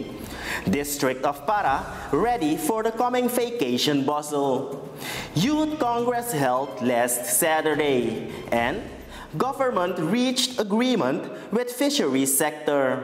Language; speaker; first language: English; non-native, local second language; Dutch